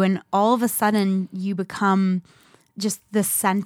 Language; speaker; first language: English; native; English